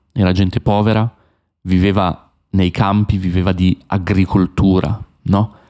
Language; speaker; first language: Italian; native; Italian